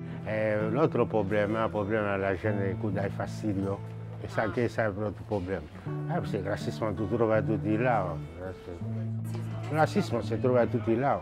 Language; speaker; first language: Italian; non-native, learner; Haitian Creole